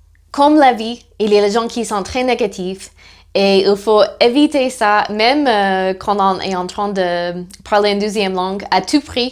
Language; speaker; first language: French; non-native, fluent; English